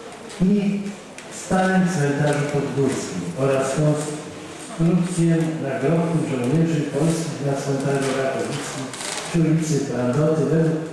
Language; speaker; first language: Polish; native; Polish